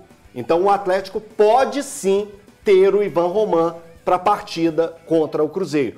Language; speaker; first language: Portuguese; native; Portuguese